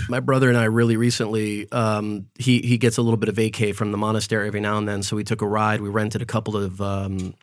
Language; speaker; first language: English; early bilingual, other home language; Spanish